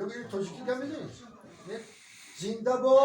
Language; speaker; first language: Russian; non-native, local second language; Tajik